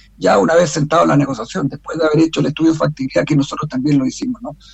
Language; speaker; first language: Spanish; native; Spanish